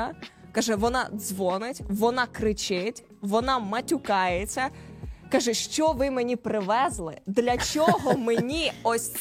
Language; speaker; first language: Ukrainian; native; Ukrainian